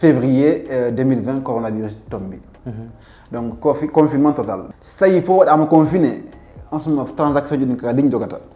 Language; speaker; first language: French; non-native, local second language; Fula